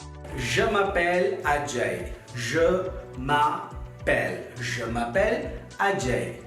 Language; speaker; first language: French; non-native, fluent; Tamil